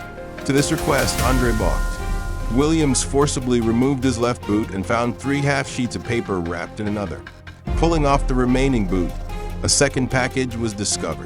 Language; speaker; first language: English; native; English